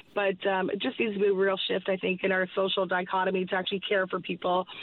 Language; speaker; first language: English; native; English